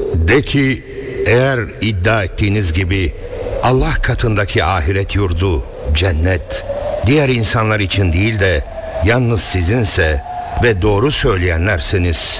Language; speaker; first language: Turkish; native; Turkish